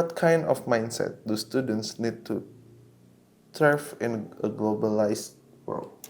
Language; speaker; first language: English; non-native, local second language; Indonesian